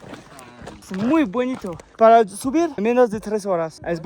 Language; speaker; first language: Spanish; non-native, learner; French